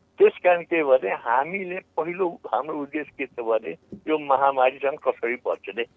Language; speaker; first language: Nepali; native; Nepali